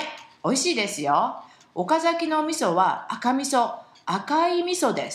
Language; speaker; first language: Japanese; native; Japanese